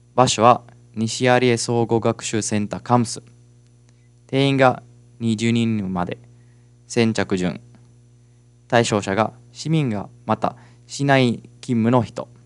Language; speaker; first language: Japanese; non-native, fluent; Italian